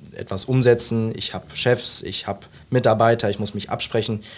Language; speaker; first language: German; native; German